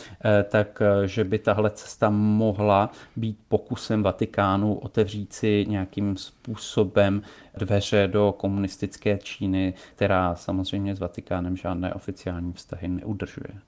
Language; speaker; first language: Czech; native; Czech